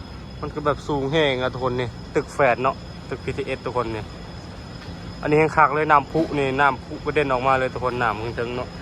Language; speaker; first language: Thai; non-native, learner; Lao